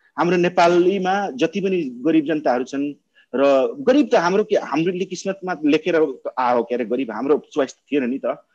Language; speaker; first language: Nepali; non-native, local second language; Maithili